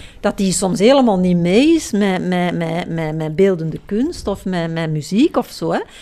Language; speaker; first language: Dutch; native; Dutch